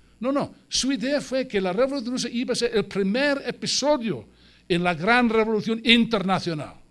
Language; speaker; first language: Spanish; non-native, fluent; English